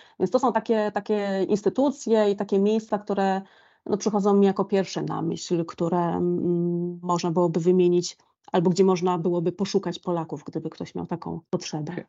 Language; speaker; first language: Polish; native; Polish